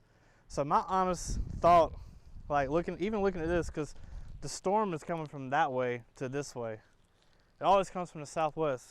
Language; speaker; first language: English; native; English